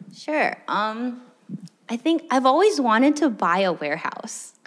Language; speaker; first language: English; early bilingual, other home language; Filipino